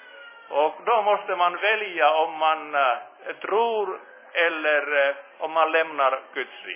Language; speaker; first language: Swedish; non-native, fluent; Finnish